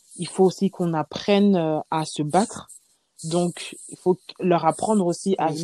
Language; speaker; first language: French; native; French